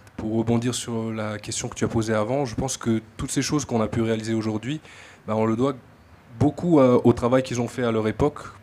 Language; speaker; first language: French; native; French